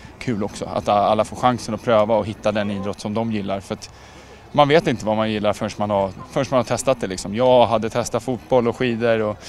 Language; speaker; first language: Swedish; early bilingual, other home language; Czech